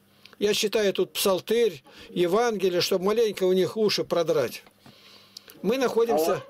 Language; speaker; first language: Russian; native; Russian